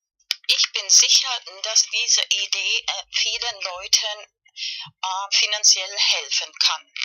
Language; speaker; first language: German; non-native, learner; Spanish